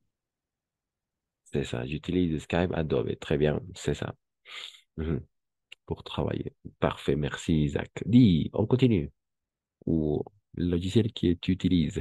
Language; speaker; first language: French; non-native, fluent; Spanish